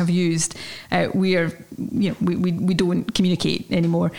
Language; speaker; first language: English; native; English